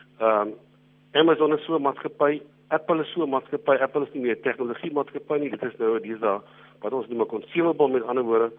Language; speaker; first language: Afrikaans; native; Afrikaans